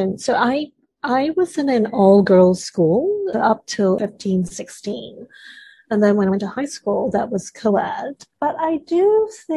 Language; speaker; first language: English; native; English